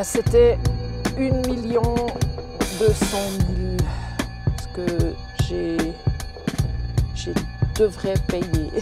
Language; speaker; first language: French; non-native, local second language; German